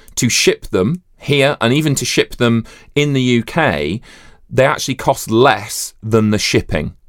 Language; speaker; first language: English; native; English